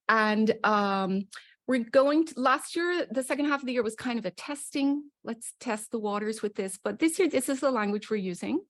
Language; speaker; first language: English; native; English